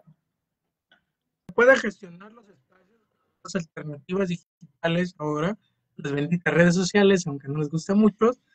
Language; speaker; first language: Spanish; native; Spanish